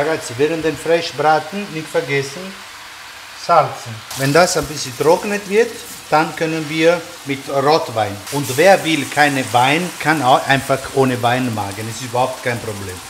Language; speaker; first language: German; non-native, fluent; Italian